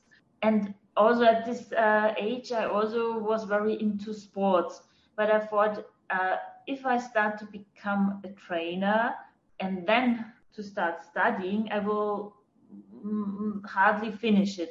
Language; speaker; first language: English; non-native, fluent; German